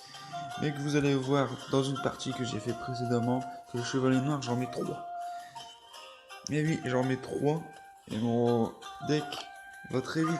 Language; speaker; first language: French; native; French